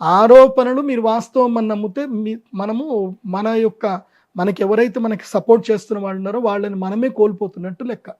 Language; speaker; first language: Telugu; non-native, local second language; Marwari